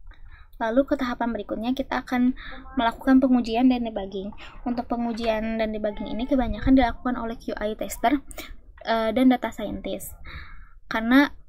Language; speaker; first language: Indonesian; native; Indonesian